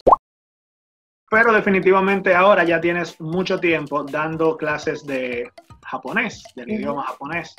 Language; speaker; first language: Spanish; native; Spanish